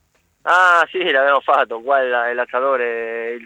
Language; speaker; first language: Italian; non-native, learner; Spanish